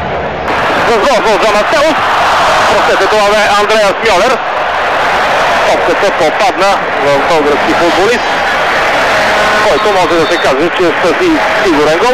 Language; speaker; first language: Bulgarian; native; Bulgarian